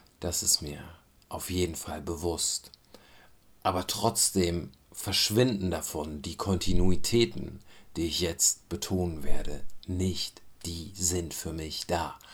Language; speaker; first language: German; early bilingual, other home language; Turkish